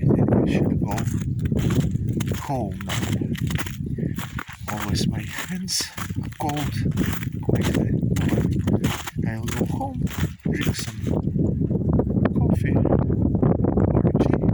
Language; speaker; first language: English; non-native, learner; Ukrainian